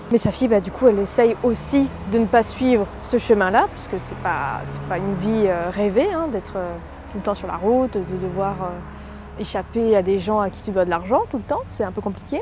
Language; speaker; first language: French; native; French